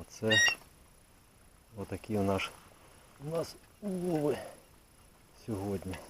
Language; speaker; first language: Ukrainian; native; Ukrainian